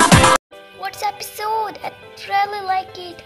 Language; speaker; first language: English; non-native, learner; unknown